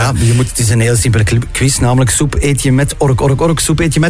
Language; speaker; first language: Dutch; native; Dutch